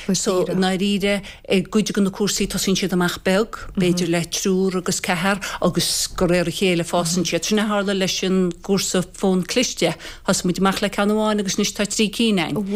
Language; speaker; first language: Irish; native; Irish